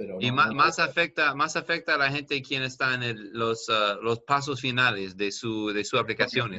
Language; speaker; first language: Spanish; non-native, learner; English